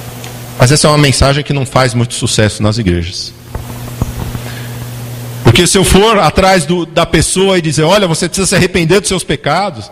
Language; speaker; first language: Portuguese; native; Portuguese